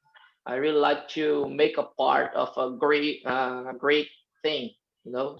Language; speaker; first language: English; non-native, fluent; Portuguese